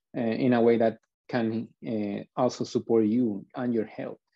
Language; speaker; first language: English; non-native, fluent; Spanish